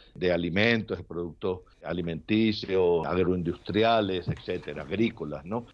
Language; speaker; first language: Spanish; native; Spanish